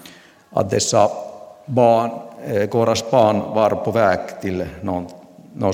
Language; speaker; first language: Swedish; non-native, local second language; Finnish